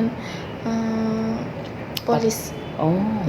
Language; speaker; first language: Indonesian; non-native, learner; Malay